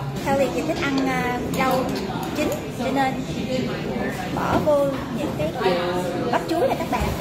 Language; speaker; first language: Vietnamese; early bilingual, heritage; Vietnamese